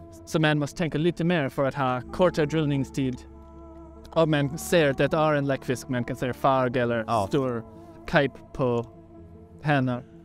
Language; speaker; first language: Swedish; non-native, learner; English